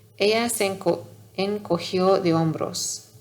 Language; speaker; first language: Spanish; non-native, learner; English